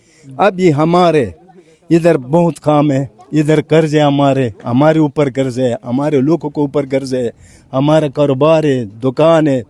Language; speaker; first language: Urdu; non-native, learner; Pashto